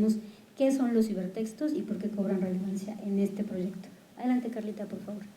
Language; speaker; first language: Spanish; native; Spanish